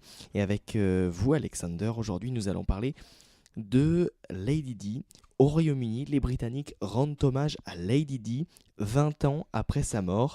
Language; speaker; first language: French; native; French